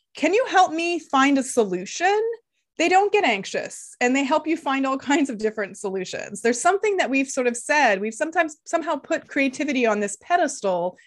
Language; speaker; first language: English; non-native, fluent; Lithuanian